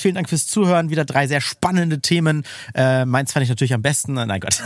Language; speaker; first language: German; native; German